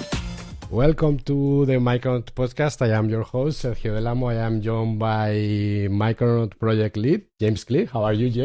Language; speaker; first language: English; non-native, fluent; Spanish